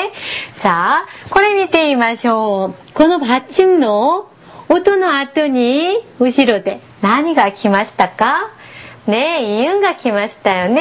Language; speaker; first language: Japanese; non-native, fluent; Korean